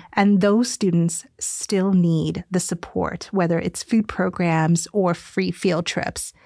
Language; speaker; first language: English; early bilingual, other home language; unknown